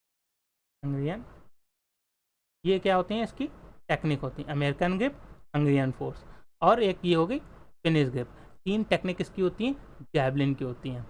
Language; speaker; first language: Hindi; native; Hindi